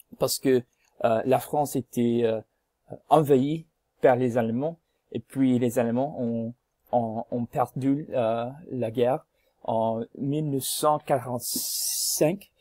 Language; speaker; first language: French; non-native, learner; English